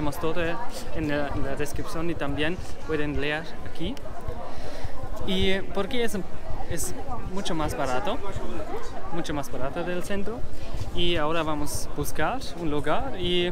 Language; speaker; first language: Spanish; non-native, learner; German